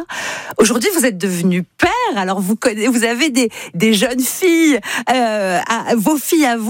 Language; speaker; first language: French; native; French